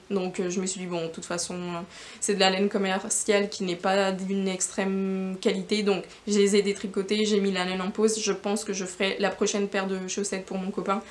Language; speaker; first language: French; non-native, fluent; Spanish